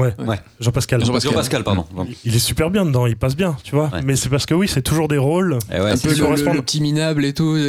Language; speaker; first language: French; native; French